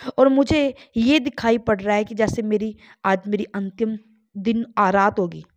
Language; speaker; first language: Hindi; non-native, local second language; Punjabi